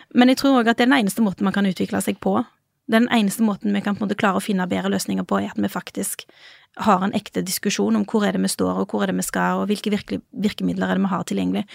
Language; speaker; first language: Norwegian; early bilingual, other home language; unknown